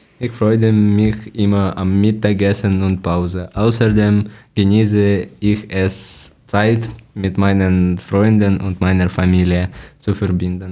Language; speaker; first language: German; non-native, learner; Ukrainian